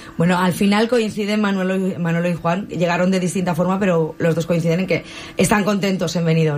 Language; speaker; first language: Spanish; native; Spanish